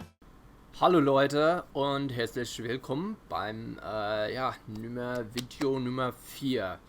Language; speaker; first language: German; non-native, fluent; English